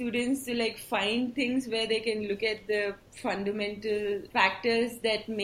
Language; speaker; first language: English; non-native, local second language; Tulu